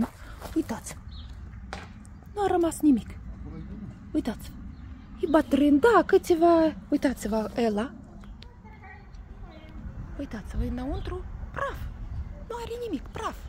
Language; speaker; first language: Romanian; non-native, learner; Russian